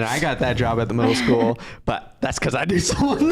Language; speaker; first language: English; native; English